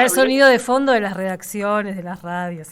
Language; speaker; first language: Spanish; native; Spanish